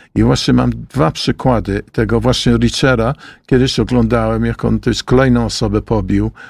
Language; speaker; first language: Polish; early bilingual, heritage; Polish